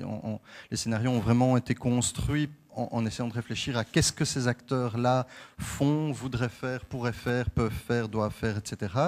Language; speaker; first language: French; native; French